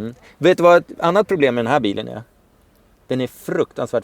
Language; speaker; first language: Swedish; native; Swedish